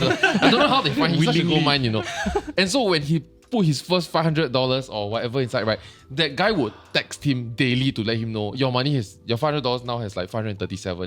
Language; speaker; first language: English; native; English